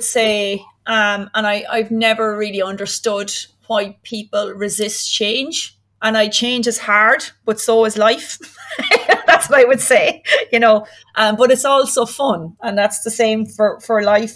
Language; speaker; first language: English; native; English